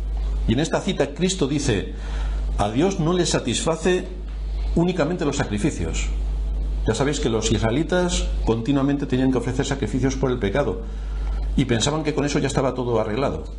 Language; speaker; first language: Spanish; native; Spanish